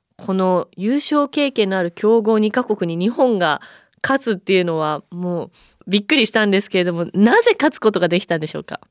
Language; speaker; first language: Japanese; native; Japanese